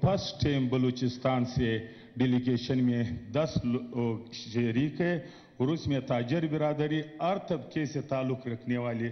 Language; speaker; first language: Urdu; non-native, local second language; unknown